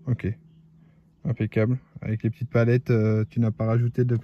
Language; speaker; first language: French; native; French